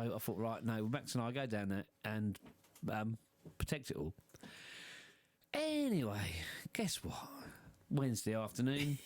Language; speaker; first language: English; native; English